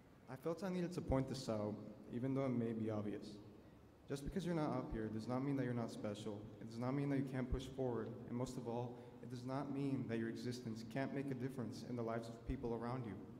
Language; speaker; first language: English; early bilingual, other home language; Spanish